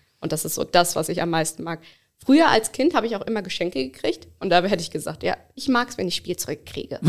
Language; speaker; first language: German; early bilingual, other home language; Bangla